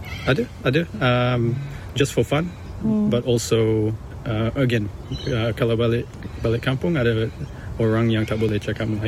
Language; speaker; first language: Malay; early bilingual, heritage; English